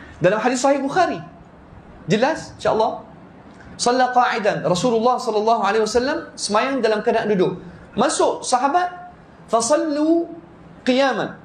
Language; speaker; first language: Malay; non-native, fluent; Arabic